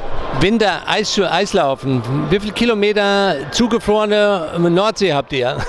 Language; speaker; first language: German; native; German